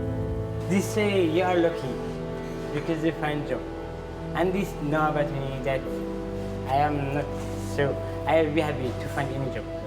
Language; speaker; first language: English; non-native, learner; Arabic